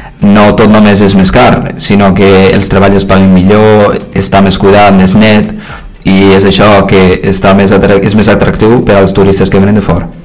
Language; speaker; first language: Catalan; early bilingual, other home language; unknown